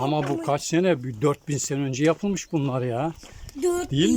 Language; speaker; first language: Turkish; native; Turkish